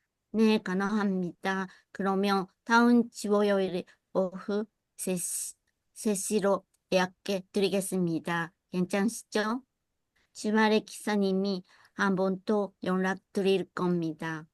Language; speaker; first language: Korean; non-native, learner; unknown